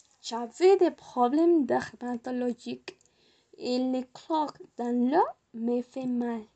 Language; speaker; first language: French; non-native, learner; Spanish